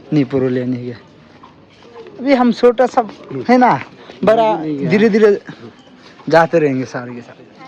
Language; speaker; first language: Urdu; non-native, local second language; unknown